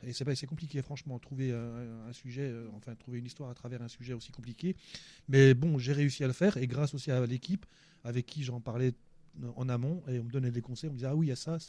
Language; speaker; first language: French; native; French